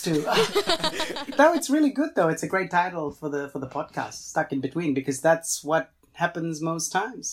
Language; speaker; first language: English; non-native, fluent; Tamil